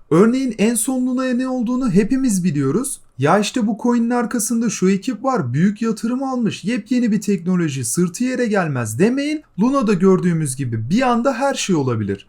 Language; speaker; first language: Turkish; native; Turkish